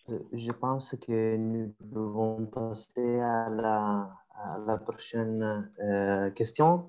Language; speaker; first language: French; non-native, fluent; Italian